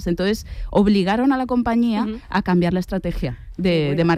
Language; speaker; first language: Spanish; native; Spanish